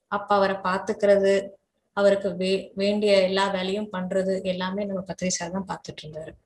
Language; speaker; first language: Tamil; native; Tamil